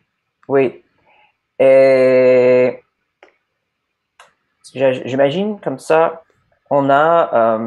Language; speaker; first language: French; non-native, learner; English